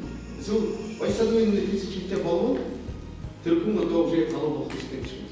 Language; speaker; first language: Mongolian; non-native, learner; Buriat